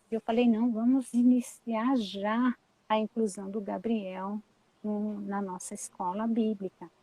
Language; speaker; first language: Portuguese; native; Portuguese